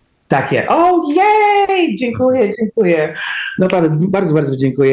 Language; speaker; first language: Polish; early bilingual, heritage; English